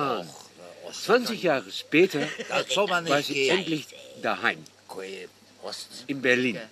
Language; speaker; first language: German; non-native, fluent; Dutch